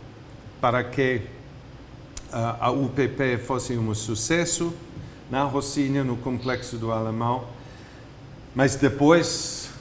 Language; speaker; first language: Portuguese; non-native, fluent; English